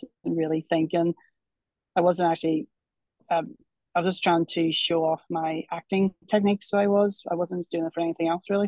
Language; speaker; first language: English; native; English